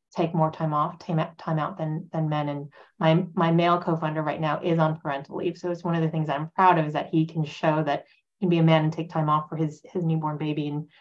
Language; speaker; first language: English; native; English